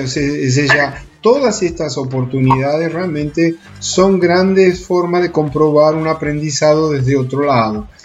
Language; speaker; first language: Portuguese; non-native, fluent; Spanish